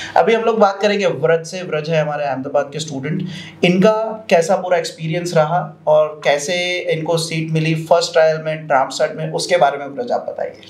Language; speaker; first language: Hindi; non-native, local second language; Punjabi